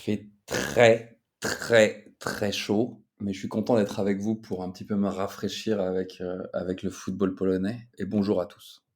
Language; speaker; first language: French; native; French